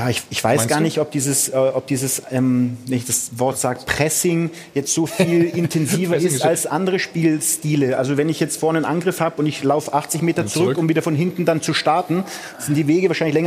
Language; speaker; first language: German; native; German